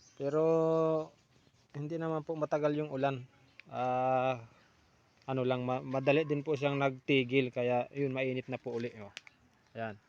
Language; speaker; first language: Filipino; non-native, local second language; Bikol